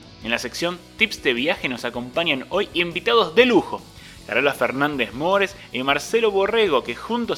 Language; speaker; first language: Spanish; native; Spanish